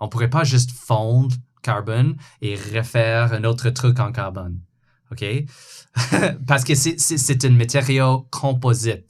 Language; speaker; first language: French; non-native, fluent; English